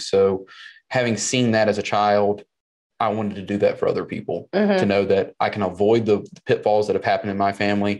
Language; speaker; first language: English; native; English